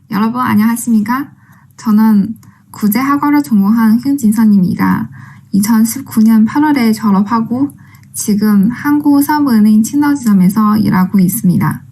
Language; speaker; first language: Korean; non-native, fluent; Chinese